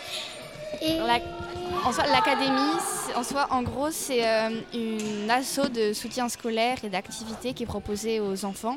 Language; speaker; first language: French; native; French